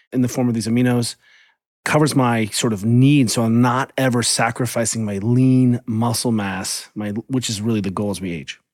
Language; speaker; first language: English; early bilingual, other home language; German